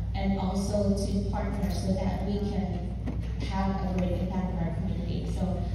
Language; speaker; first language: English; native; English